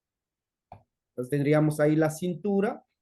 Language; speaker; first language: Spanish; native; Spanish